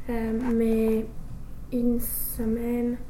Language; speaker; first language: French; non-native, learner; English